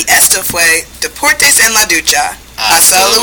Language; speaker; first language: Spanish; non-native, learner; English